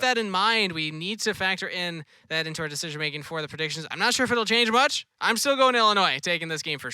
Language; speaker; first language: English; native; English